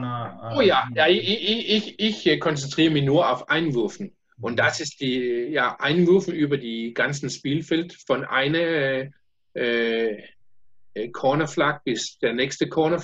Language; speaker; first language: German; non-native, learner; Danish